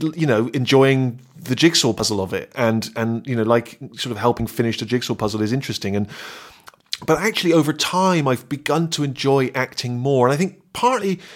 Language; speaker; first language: English; native; English